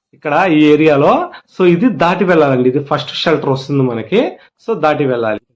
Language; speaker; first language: Telugu; native; Telugu